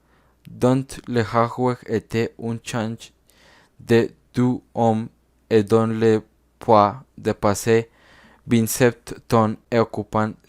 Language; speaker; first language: French; non-native, learner; Spanish